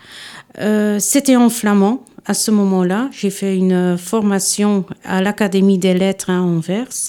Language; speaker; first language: French; non-native, local second language; Dutch